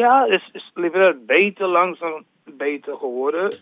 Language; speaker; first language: Dutch; non-native, learner; English